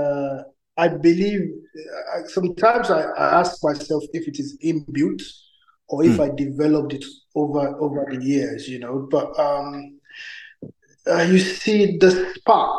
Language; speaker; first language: English; non-native, local second language; Yoruba